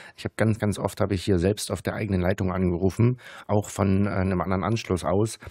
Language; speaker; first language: German; native; German